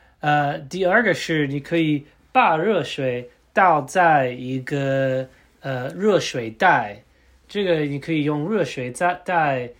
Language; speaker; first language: Chinese; non-native, learner; English